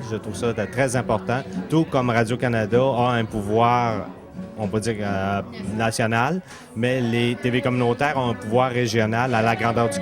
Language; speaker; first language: French; native; French